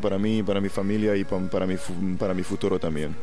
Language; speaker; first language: Spanish; non-native, fluent; Hungarian